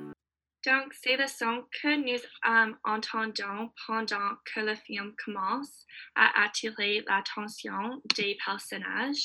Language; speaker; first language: French; non-native, learner; English